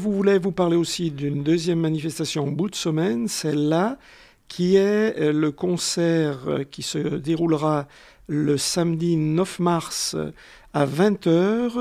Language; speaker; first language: French; native; French